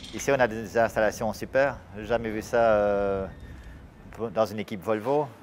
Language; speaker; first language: French; native; French